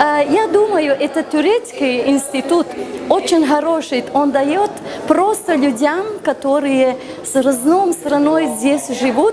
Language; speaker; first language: Russian; non-native, fluent; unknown